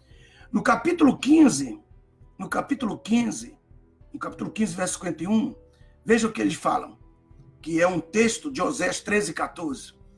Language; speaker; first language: Portuguese; native; Portuguese